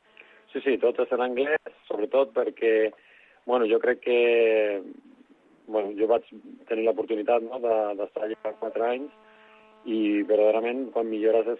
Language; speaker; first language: Catalan; non-native, local second language; Spanish